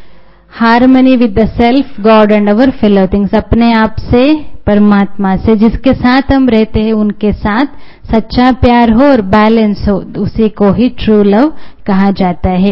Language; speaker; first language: Hindi; native; Hindi